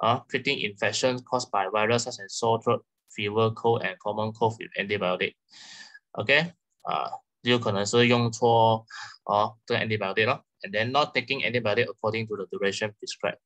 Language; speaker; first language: English; non-native, local second language; Chinese